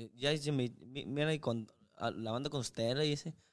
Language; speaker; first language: Spanish; non-native, fluent; Chinese